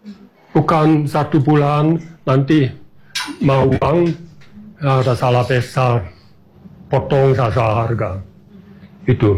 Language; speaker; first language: Indonesian; non-native, fluent; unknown